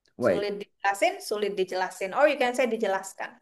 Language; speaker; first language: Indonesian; native; Indonesian